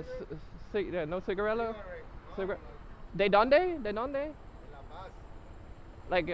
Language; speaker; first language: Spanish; non-native, learner; English